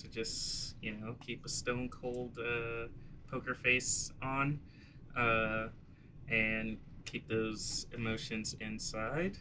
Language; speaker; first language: English; native; English